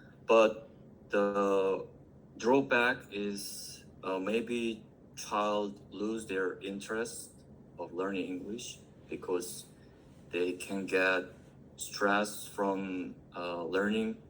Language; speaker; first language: English; non-native, learner; Korean